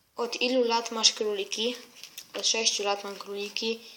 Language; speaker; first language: Polish; native; Polish